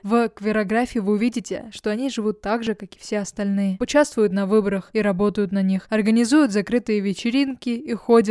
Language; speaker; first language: Russian; native; Russian